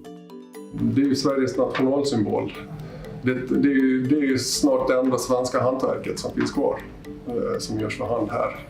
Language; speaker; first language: Swedish; native; Swedish